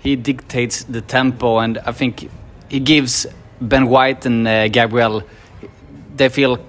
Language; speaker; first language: English; non-native, fluent; Swedish